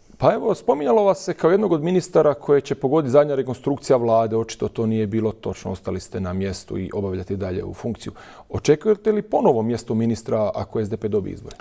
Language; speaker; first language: Croatian; native; Croatian